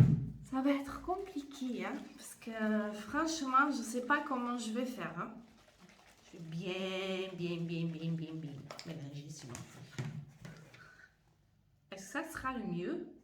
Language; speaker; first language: French; non-native, fluent; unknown